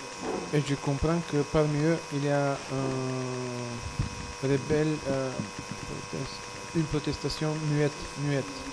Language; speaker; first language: French; non-native, fluent; Bulgarian